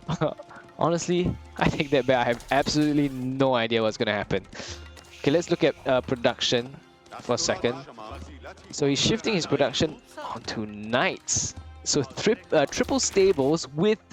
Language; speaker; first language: English; native; English